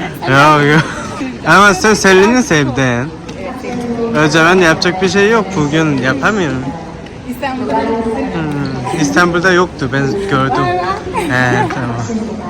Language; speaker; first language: Turkish; non-native, learner; Korean